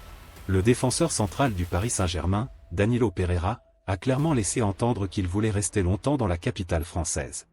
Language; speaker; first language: French; native; French